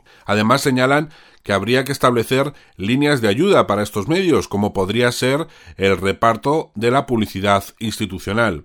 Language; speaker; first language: Spanish; native; Spanish